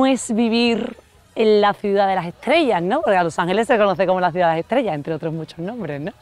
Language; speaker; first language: Spanish; native; Spanish